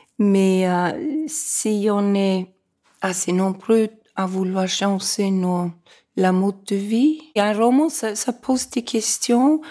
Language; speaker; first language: French; non-native, fluent; Icelandic